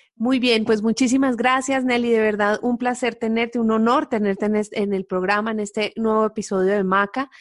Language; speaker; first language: Spanish; native; Spanish